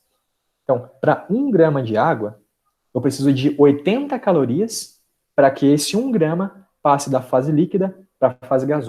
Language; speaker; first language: Portuguese; native; Portuguese